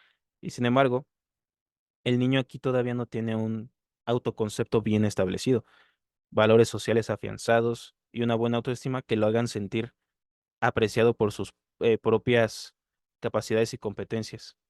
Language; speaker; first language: Spanish; native; Spanish